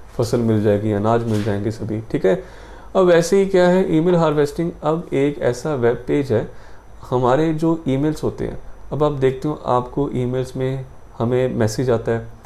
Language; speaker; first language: Hindi; non-native, local second language; Punjabi